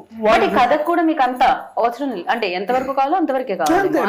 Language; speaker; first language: Telugu; native; Telugu